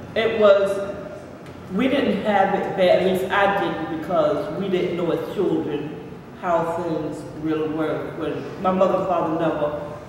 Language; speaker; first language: English; native; English